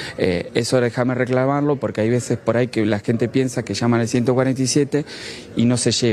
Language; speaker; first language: Spanish; native; Spanish